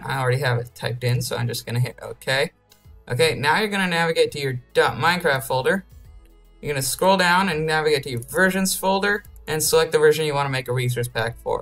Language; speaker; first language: English; native; English